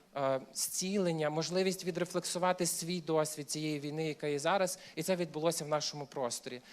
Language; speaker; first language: Ukrainian; native; Ukrainian